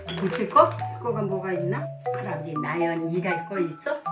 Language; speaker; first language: Korean; native; Korean